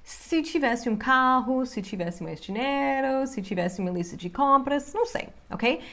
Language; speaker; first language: Portuguese; non-native, fluent; English